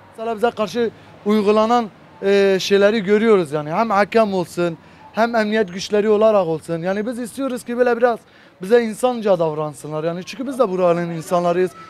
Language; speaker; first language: Turkish; non-native, local second language; Kurdish